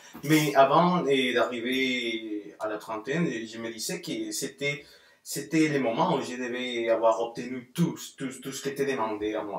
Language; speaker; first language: French; non-native, fluent; Spanish